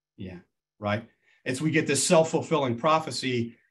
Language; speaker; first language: English; native; English